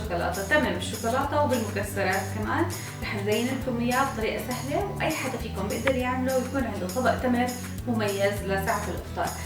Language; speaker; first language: Arabic; native; Arabic